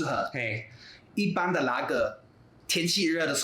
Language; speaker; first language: Chinese; non-native, fluent; English